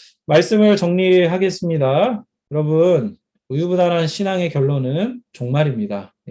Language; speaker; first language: Korean; native; Korean